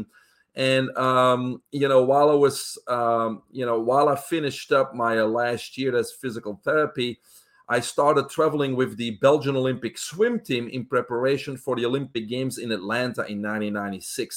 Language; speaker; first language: English; non-native, fluent; Dutch